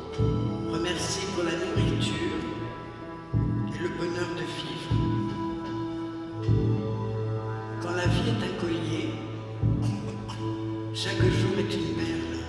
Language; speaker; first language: French; native; French